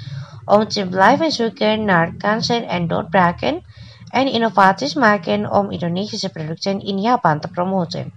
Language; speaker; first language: Dutch; non-native, fluent; Indonesian